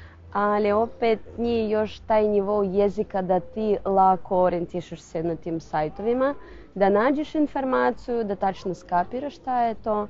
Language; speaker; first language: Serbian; non-native, fluent; Russian